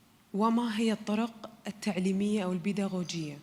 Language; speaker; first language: Arabic; native; Arabic